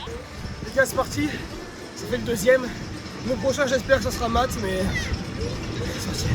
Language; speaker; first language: French; native; French